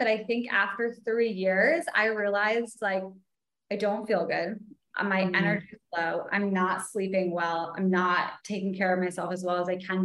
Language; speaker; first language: English; native; English